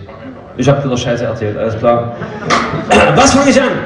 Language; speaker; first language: German; native; German